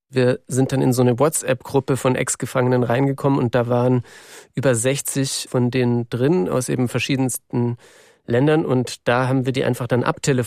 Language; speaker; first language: German; native; German